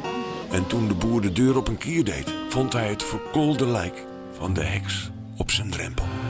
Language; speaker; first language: Dutch; native; Dutch